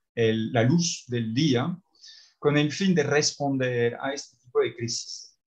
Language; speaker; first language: Spanish; non-native, fluent; French